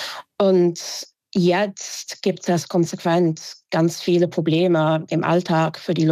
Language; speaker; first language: German; non-native, fluent; English